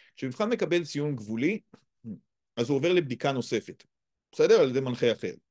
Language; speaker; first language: Hebrew; native; Hebrew